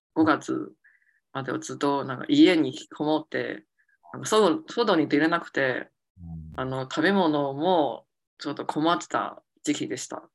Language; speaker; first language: Japanese; non-native, fluent; Chinese